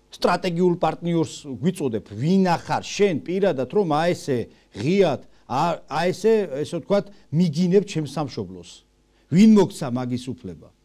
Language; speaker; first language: Georgian; native; Georgian